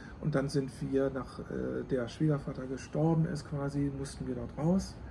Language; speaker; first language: German; native; German